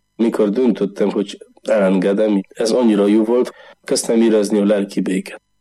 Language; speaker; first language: Hungarian; non-native, learner; Polish